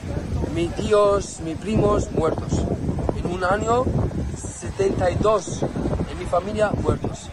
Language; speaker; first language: Spanish; non-native, learner; Arabic